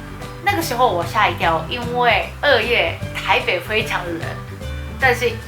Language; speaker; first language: Chinese; non-native, fluent; Japanese